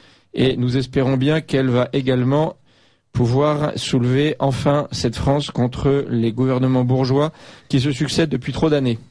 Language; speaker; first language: French; native; French